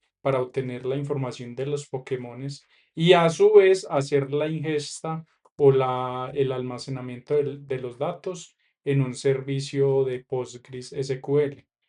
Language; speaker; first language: Spanish; native; Spanish